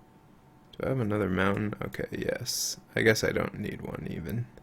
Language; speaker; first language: English; native; English